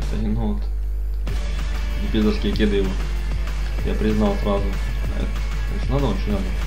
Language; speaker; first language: Russian; native; Russian